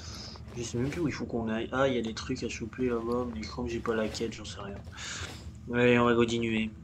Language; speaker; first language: French; native; French